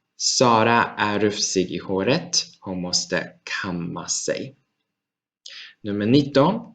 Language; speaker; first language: Swedish; non-native, fluent; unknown